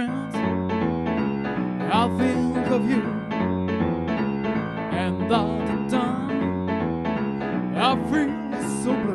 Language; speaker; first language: English; non-native, learner; French